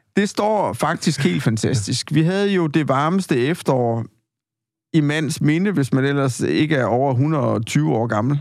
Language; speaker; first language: Danish; native; Danish